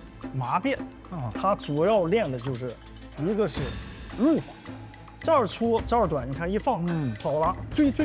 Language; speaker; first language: Chinese; native; Chinese